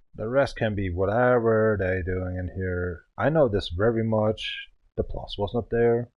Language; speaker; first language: English; non-native, learner; German